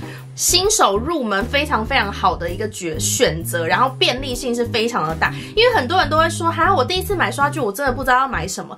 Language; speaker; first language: Chinese; native; Chinese